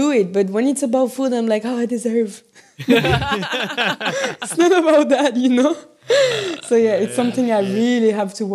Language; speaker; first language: English; non-native, fluent; French